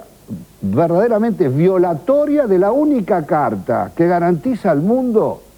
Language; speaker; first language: Spanish; native; Spanish